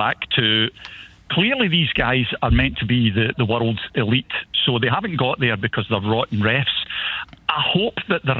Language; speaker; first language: English; native; English